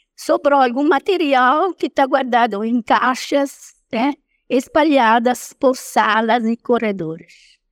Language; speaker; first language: Portuguese; non-native, fluent; Italian